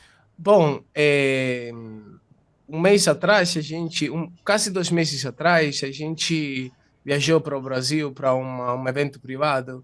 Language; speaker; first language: Portuguese; non-native, fluent; Italian